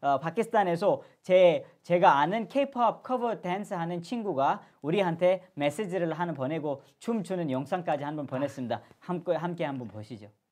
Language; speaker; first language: Korean; non-native, fluent; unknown